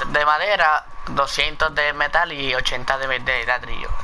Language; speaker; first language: Spanish; native; Spanish